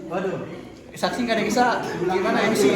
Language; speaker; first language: Indonesian; native; Indonesian